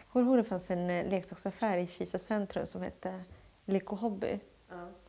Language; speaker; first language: Swedish; early bilingual, other home language; Arabic